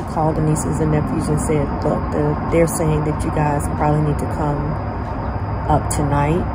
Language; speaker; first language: English; native; English